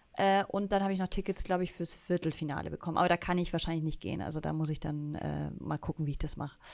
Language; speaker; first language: German; native; German